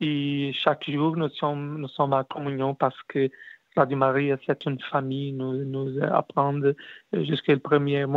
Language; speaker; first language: French; non-native, learner; Portuguese